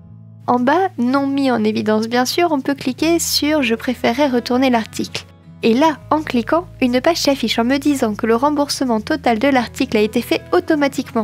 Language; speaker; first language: French; native; French